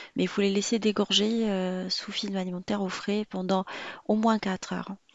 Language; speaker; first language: French; non-native, local second language; Arabic